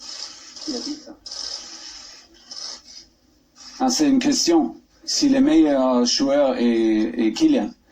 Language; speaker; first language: French; non-native, learner; German